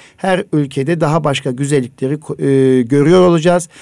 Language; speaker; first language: Turkish; native; Turkish